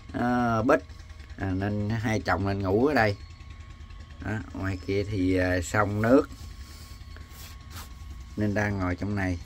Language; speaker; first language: Vietnamese; native; Vietnamese